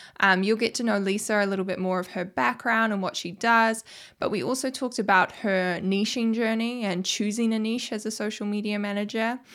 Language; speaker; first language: English; native; English